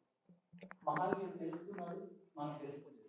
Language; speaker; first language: Telugu; native; Telugu